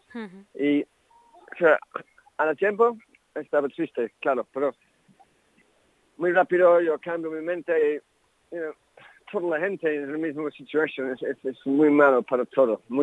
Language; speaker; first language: Spanish; non-native, learner; English